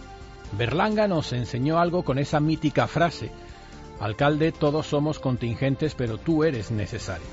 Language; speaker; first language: Spanish; native; Spanish